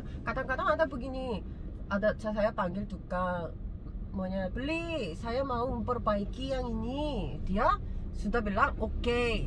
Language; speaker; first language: Indonesian; non-native, learner; Korean